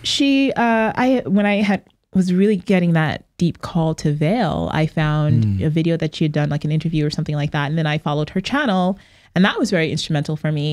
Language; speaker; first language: English; native; English